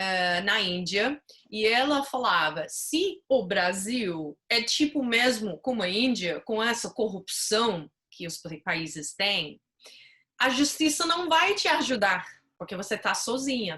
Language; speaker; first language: Portuguese; non-native, fluent; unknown